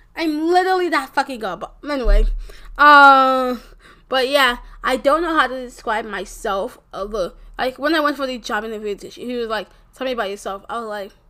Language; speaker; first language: English; early bilingual, other home language; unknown